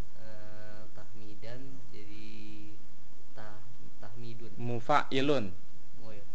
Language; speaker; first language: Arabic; non-native, learner; Indonesian